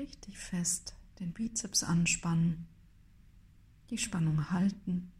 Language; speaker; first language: German; native; German